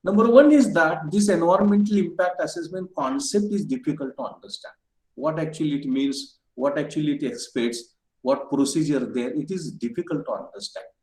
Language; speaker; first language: English; non-native, local second language; Marathi